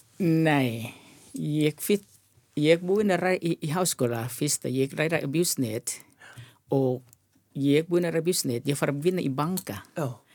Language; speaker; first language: Icelandic; non-native, learner; Thai